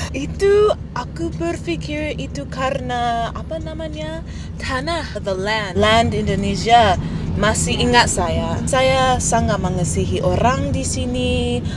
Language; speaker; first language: Indonesian; non-native, learner; English